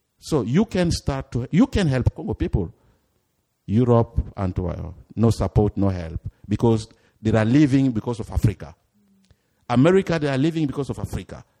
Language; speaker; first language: English; non-native, fluent; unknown